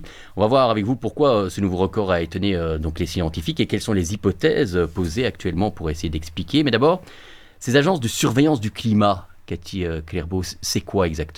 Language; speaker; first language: French; native; French